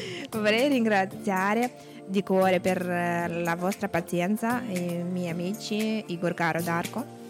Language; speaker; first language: Italian; non-native, learner; Romanian